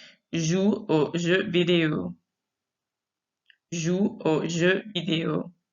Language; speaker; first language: French; non-native, fluent; English